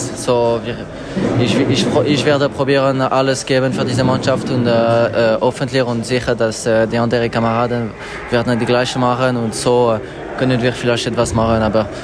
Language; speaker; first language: German; non-native, learner; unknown